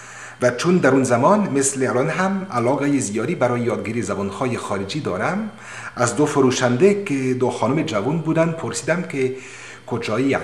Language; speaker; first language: Persian; non-native, learner; French